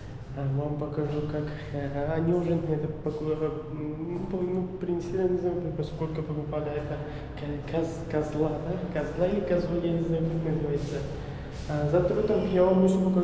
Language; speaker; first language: Russian; non-native, learner; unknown